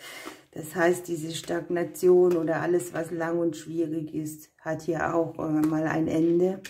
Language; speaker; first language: German; native; German